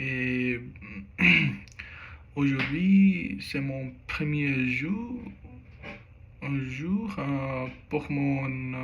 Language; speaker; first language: French; non-native, learner; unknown